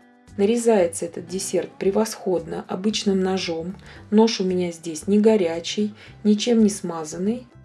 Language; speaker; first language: Russian; native; Russian